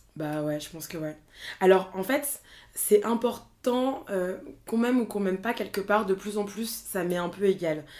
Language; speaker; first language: French; native; French